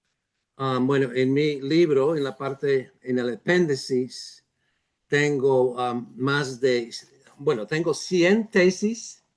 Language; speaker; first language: Spanish; non-native, fluent; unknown